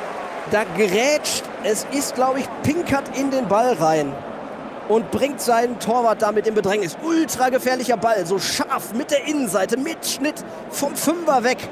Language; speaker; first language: German; native; German